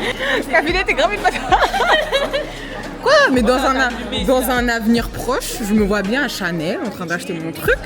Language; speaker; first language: French; native; French